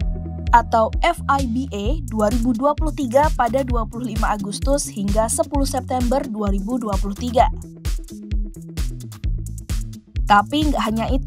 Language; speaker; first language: Indonesian; native; Indonesian